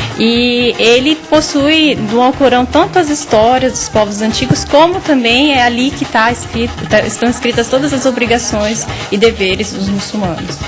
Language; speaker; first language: Portuguese; native; Portuguese